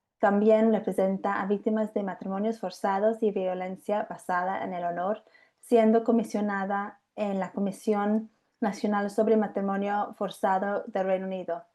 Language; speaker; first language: Spanish; non-native, fluent; English